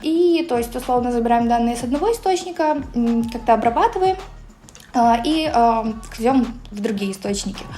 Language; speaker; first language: Russian; native; Russian